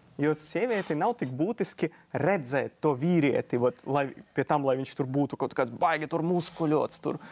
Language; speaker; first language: Latvian; non-native, local second language; Russian